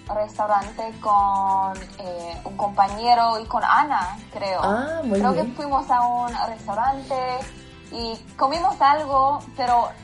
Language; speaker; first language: Spanish; non-native, fluent; English